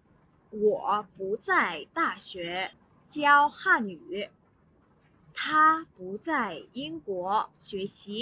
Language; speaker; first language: Chinese; non-native, fluent; Vietnamese